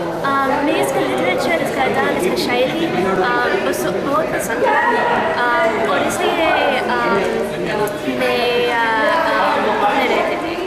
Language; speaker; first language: Hindi; non-native, learner; English